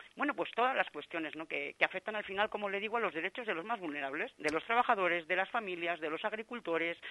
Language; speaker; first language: Spanish; native; Spanish